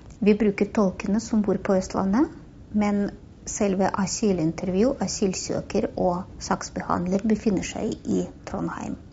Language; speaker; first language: Norwegian; non-native, fluent; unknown